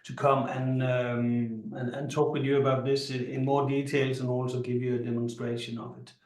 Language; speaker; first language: English; non-native, fluent; Danish